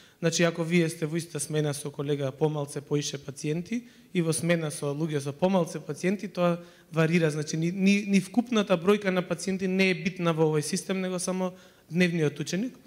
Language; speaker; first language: Macedonian; native; Macedonian